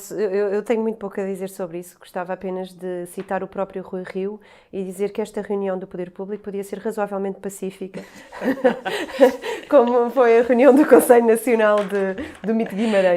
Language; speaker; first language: Portuguese; native; Portuguese